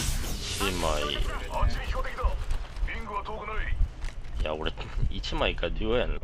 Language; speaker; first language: Japanese; native; Japanese